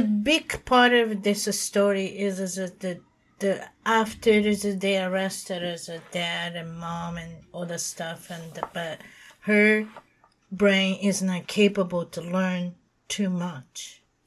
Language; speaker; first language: English; non-native, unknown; Japanese